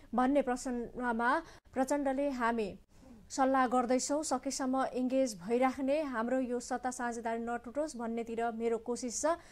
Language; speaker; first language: Nepali; non-native, local second language; Maithili